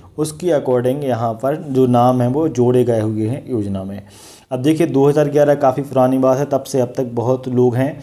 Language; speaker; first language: Hindi; native; Hindi